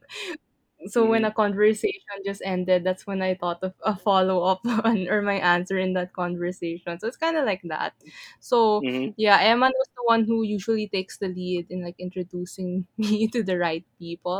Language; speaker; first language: English; non-native, local second language; Filipino